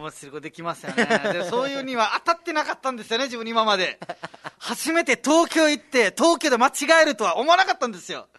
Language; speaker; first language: Japanese; non-native, fluent; Nepali